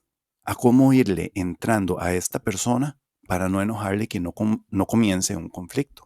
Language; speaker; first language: Spanish; native; Spanish